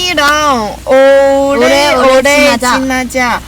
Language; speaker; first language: Korean; non-native, learner; Chinese